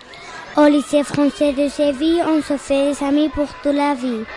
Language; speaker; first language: French; non-native, fluent; Spanish